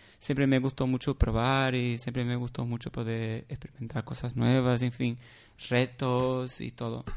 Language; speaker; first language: Spanish; non-native, fluent; Portuguese